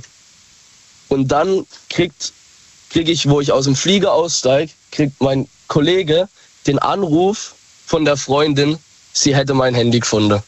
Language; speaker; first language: German; native; German